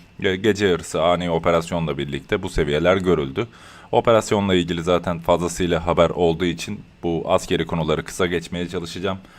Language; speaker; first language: Turkish; native; Turkish